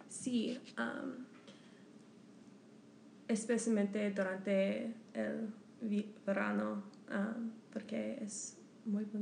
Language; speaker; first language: Spanish; non-native, learner; English